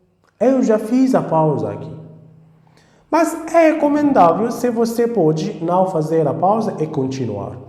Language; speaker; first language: Portuguese; non-native, fluent; Arabic